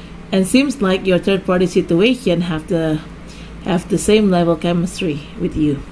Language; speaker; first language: English; non-native, learner; Indonesian